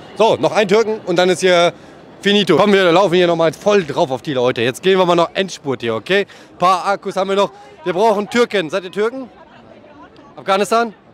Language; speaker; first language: German; native; German